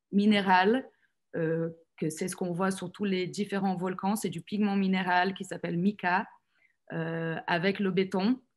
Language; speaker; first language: French; non-native, fluent; Portuguese